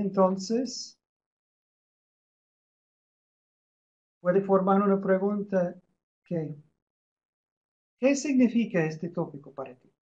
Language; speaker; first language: Spanish; non-native, fluent; English